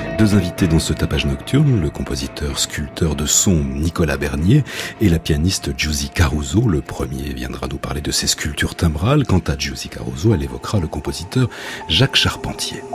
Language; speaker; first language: French; native; French